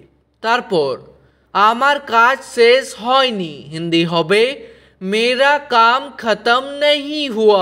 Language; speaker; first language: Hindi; non-native, local second language; Bangla